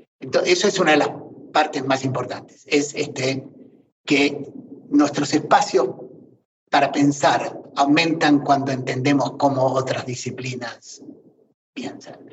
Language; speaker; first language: Spanish; native; Spanish